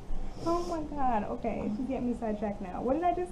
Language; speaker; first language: English; native; English